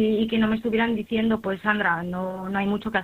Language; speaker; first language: Spanish; native; Spanish